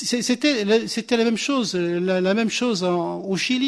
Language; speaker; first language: French; native; French